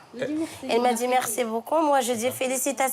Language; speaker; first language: French; non-native, learner; Arabic